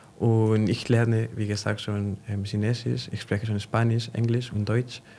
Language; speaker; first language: German; non-native, fluent; Spanish